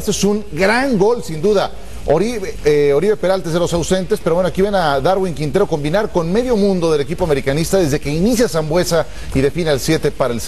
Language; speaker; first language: Spanish; native; Spanish